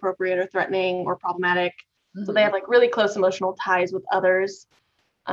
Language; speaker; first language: English; native; English